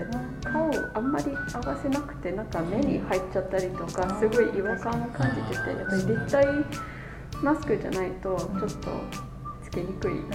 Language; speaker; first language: Japanese; non-native, fluent; English